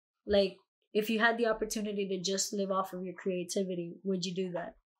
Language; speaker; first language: English; early bilingual, other home language; Spanish